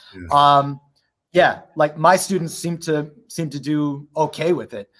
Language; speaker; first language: English; native; English